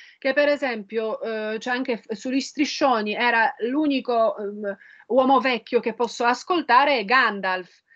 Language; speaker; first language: Italian; non-native, fluent; Polish